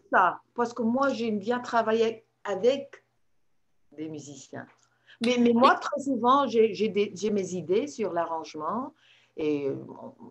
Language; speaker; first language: French; non-native, fluent; English